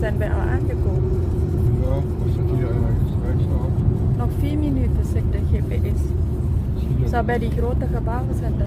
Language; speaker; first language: Dutch; non-native, learner; Thai